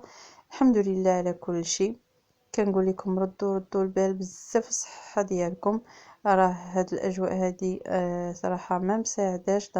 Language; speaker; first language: Arabic; native; Arabic